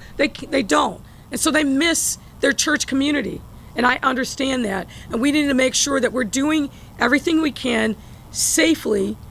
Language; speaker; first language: English; native; English